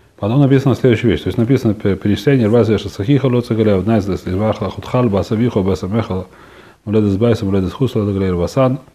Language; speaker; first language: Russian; early bilingual, heritage; Russian